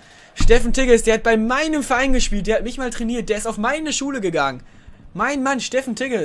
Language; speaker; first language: German; native; German